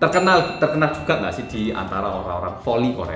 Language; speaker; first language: Indonesian; native; Indonesian